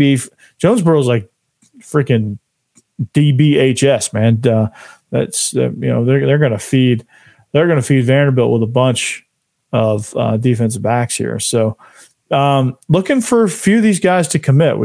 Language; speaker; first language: English; native; English